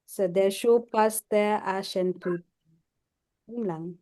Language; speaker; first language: German; non-native, fluent; Filipino